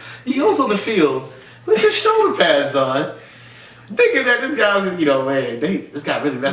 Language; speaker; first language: English; native; English